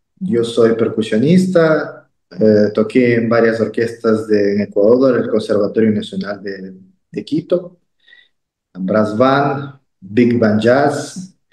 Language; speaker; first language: Spanish; native; Spanish